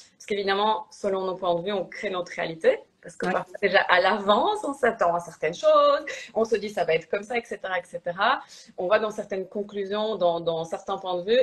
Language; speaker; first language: French; early bilingual, other home language; Polish